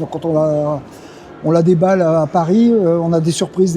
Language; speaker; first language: French; native; French